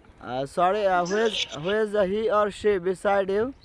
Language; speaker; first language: English; non-native, learner; Bangla